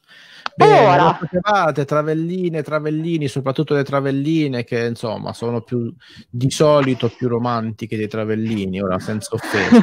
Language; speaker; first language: Italian; native; Italian